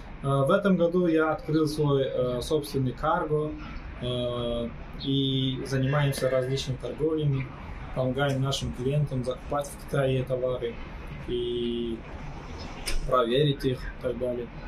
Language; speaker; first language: Russian; non-native, fluent; Turkmen